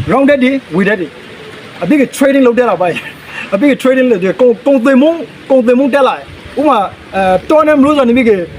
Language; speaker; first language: Burmese; native; Burmese